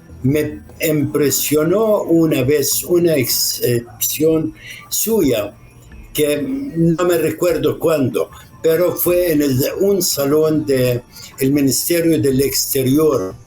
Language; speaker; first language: Spanish; non-native, fluent; Arabic